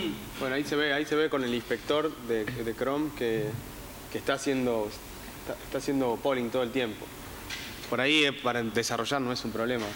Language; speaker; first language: Spanish; native; Spanish